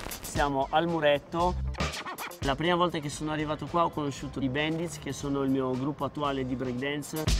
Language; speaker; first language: Italian; early bilingual, other home language; Russian